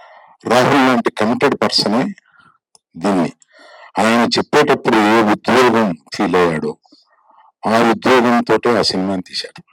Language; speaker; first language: Telugu; native; Telugu